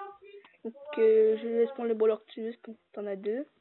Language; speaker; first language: French; native; French